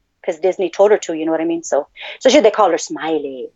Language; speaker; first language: English; native; English